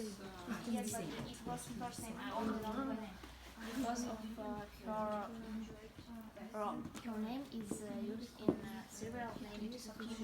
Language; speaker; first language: English; non-native, learner; Ukrainian